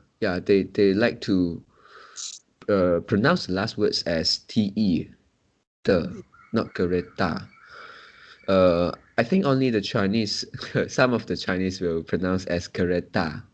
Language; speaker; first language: English; non-native, local second language; Chinese